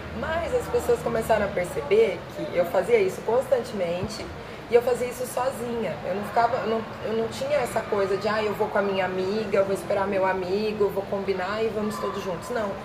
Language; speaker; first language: Portuguese; native; Portuguese